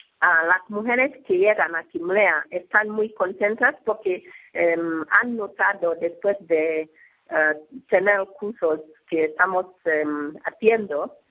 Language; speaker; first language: Spanish; non-native, learner; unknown